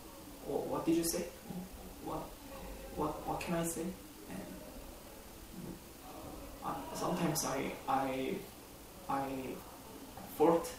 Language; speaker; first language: English; non-native, learner; Korean